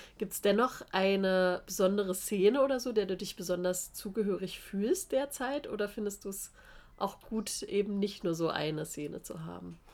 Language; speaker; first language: German; native; German